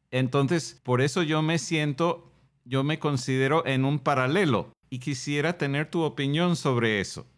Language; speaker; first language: Spanish; non-native, fluent; English